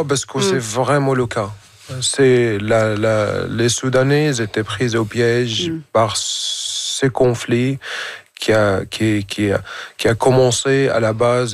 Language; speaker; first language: French; non-native, fluent; Arabic